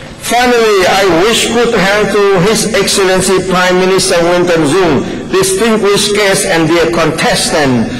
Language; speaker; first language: English; non-native, fluent; Vietnamese